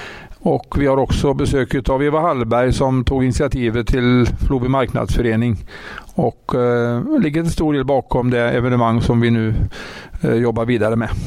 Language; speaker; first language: Swedish; native; Swedish